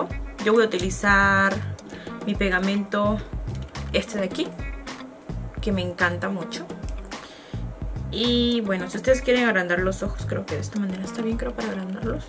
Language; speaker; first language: Spanish; native; Spanish